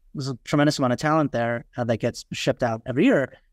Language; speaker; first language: English; early bilingual, other home language; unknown